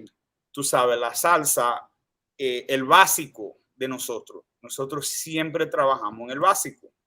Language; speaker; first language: Spanish; early bilingual, heritage; Spanish